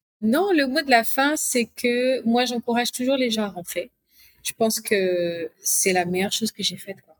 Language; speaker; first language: French; native; French